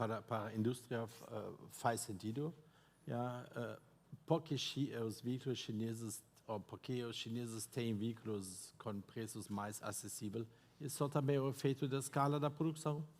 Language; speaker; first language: Portuguese; non-native, fluent; German